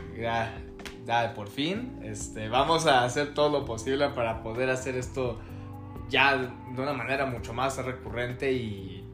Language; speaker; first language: Spanish; native; Spanish